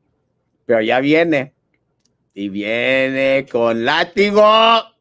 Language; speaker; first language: Spanish; early bilingual, heritage; Spanish